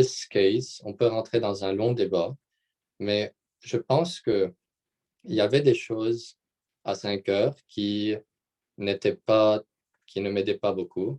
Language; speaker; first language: French; non-native, local second language; Arabic